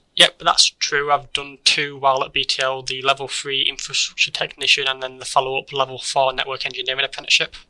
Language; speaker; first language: English; native; English